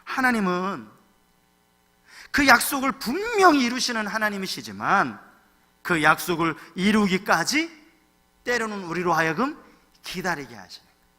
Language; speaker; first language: Korean; native; Korean